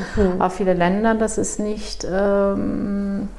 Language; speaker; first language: German; non-native, fluent; Portuguese